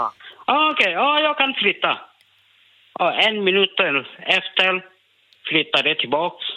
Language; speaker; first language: Swedish; non-native, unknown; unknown